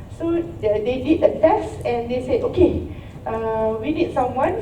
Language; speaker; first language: English; non-native, local second language; Malay